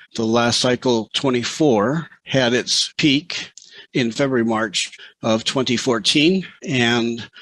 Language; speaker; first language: English; native; English